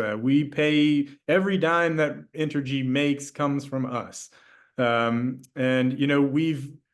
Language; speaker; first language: English; native; English